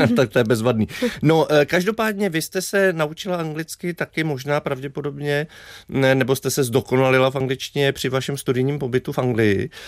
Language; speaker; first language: Czech; native; Czech